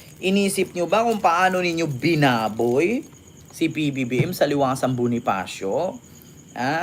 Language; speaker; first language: Filipino; native; Filipino